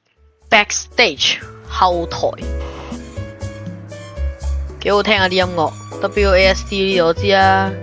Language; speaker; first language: Chinese; native; Chinese